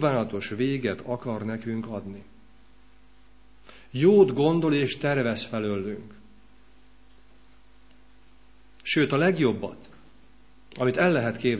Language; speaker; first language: Hungarian; native; Hungarian